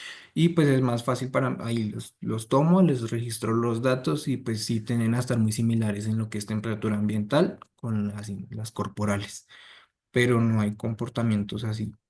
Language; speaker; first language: Spanish; native; Spanish